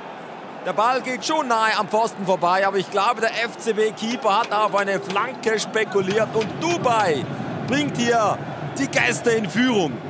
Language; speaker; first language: German; native; German